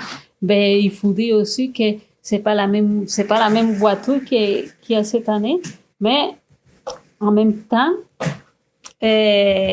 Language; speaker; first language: French; non-native, fluent; Spanish